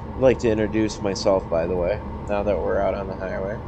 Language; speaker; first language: English; native; English